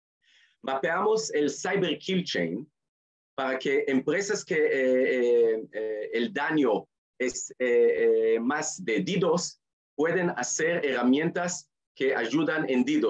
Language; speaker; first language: Spanish; non-native, fluent; Hebrew